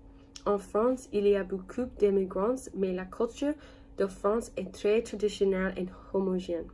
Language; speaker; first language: French; non-native, learner; English